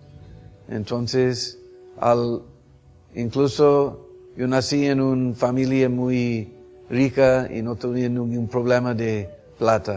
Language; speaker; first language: Spanish; non-native, fluent; English